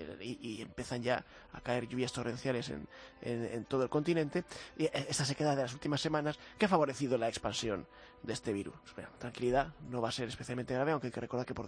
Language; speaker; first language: Spanish; native; Spanish